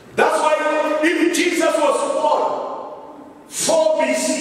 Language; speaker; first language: English; non-native, local second language; Swahili